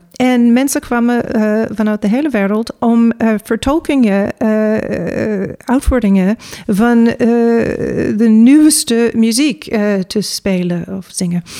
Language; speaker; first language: Dutch; non-native, fluent; English